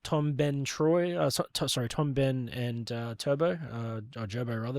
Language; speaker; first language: English; native; English